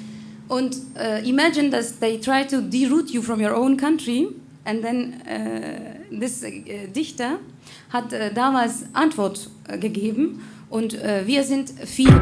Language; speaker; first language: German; non-native, learner; Kurdish